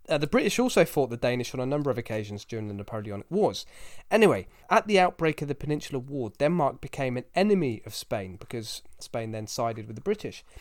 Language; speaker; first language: English; native; English